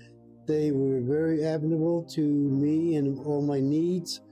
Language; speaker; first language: English; native; English